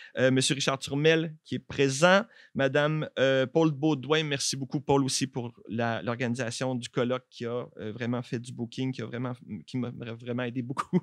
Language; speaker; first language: French; native; French